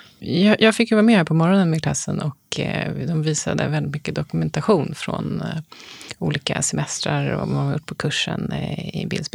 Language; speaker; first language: Swedish; native; Swedish